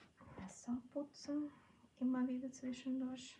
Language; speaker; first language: German; non-native, fluent; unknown